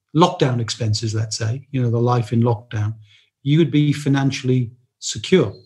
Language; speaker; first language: English; native; English